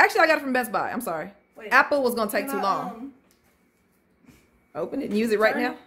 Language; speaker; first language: English; native; English